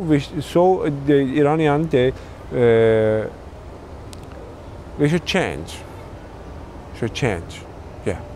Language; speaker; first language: English; non-native, learner; Persian